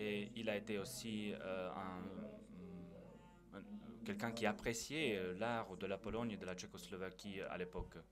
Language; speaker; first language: French; non-native, fluent; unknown